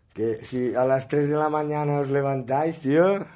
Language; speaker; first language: Spanish; non-native, local second language; Catalan